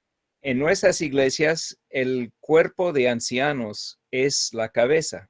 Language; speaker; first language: Spanish; non-native, fluent; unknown